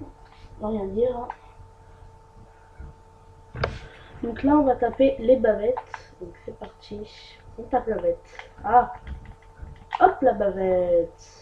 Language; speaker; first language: French; native; French